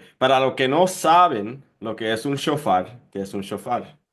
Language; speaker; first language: Spanish; early bilingual, heritage; Spanish